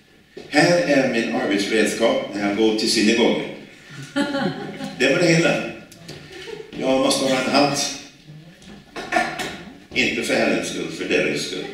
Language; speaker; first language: Swedish; non-native, fluent; English